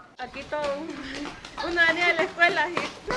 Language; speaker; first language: Spanish; native; Spanish